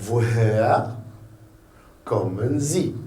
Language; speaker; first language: German; non-native, fluent; Arabic